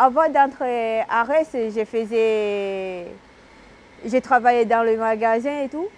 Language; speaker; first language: French; non-native, learner; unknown